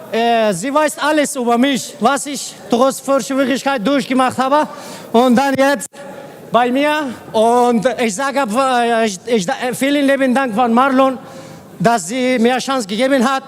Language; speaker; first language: German; non-native, learner; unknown